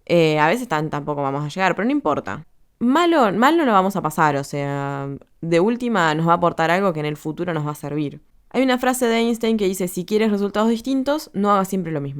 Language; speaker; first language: Spanish; native; Spanish